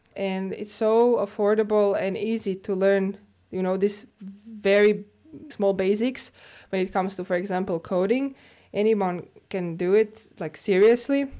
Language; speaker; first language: English; non-native, fluent; Croatian